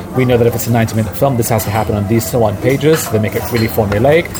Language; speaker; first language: English; early bilingual, other home language; Arabic